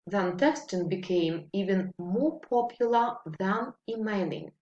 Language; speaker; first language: English; non-native, fluent; Ukrainian